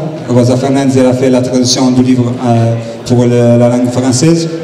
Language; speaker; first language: French; non-native, learner; Portuguese